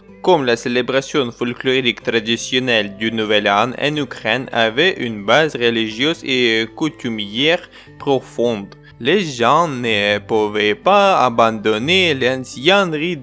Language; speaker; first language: French; non-native, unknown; Ukrainian